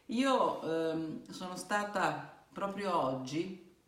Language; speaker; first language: Italian; native; Italian